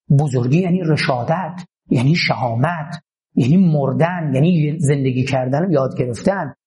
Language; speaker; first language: Persian; native; Persian